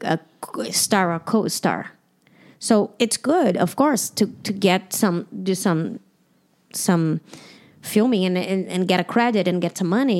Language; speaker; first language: English; non-native, fluent; Portuguese